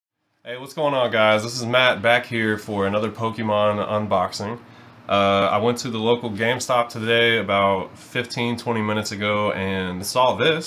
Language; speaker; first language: English; native; English